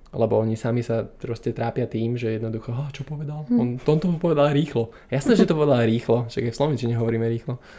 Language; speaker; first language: Slovak; native; Slovak